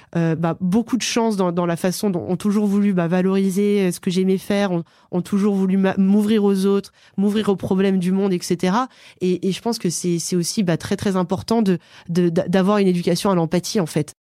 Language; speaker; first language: French; native; French